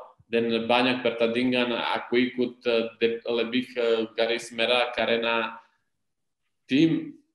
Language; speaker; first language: Indonesian; non-native, learner; Serbian